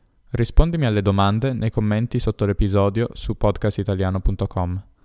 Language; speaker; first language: Italian; native; Italian